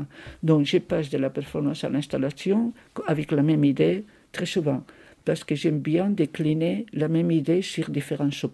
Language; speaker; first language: French; non-native, fluent; Spanish